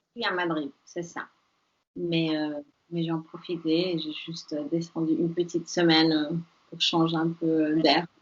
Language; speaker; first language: French; non-native, fluent; Spanish